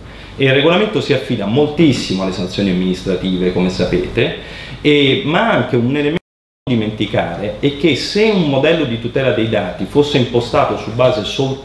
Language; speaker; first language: Italian; native; Italian